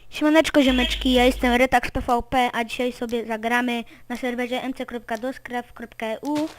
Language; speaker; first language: Polish; native; Polish